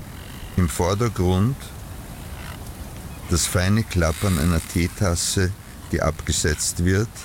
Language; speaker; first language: German; native; German